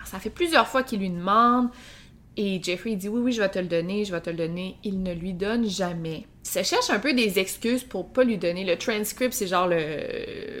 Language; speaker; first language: French; native; French